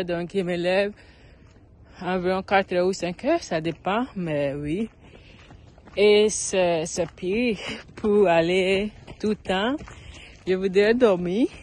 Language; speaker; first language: French; non-native, learner; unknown